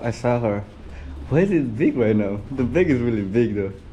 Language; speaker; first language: English; non-native, learner; Indonesian